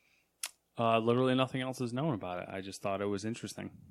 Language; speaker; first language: English; native; English